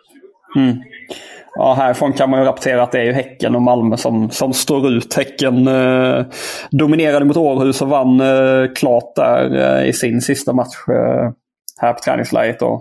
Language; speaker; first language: Swedish; native; Swedish